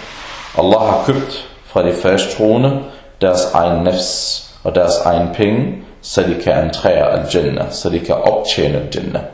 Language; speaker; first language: Danish; early bilingual, other home language; Arabic